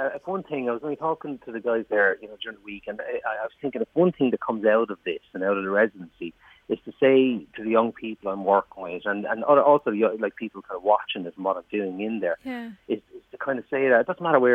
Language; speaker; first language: English; native; English